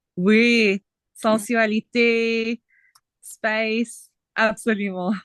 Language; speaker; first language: French; non-native, learner; English